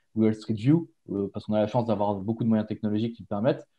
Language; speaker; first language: French; native; French